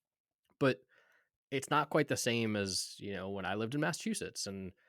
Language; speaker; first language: English; native; English